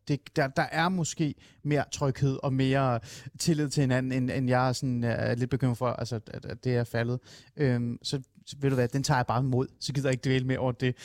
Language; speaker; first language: Danish; native; Danish